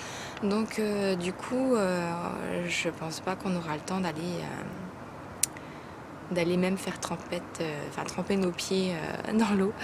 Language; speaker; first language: French; native; French